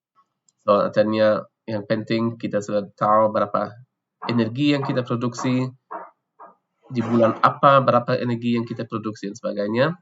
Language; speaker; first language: Indonesian; non-native, fluent; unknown